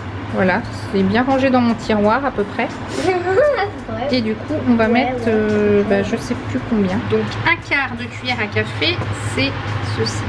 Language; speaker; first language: French; native; French